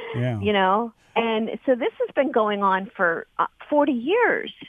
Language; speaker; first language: English; native; English